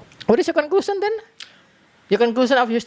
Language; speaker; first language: English; non-native, learner; Indonesian